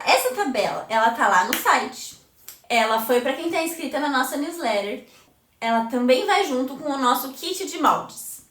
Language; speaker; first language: Portuguese; native; Portuguese